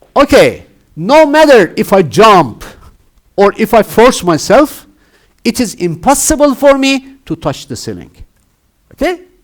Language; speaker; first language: English; non-native, fluent; Turkish